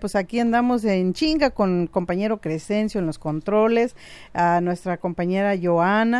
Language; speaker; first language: Spanish; non-native, local second language; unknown